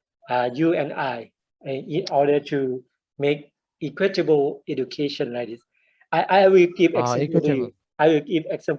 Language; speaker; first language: English; non-native, learner; Thai